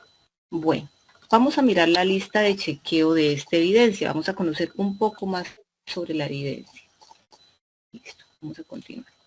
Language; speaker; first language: Spanish; native; Spanish